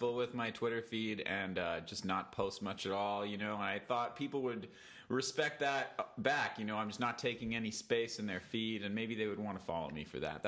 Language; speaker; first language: English; native; English